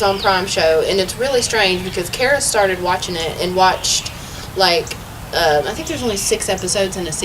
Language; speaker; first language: English; native; English